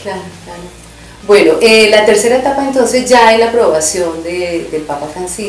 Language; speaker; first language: Spanish; native; Spanish